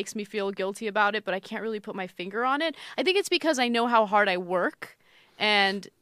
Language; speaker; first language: English; early bilingual, other home language; Armenian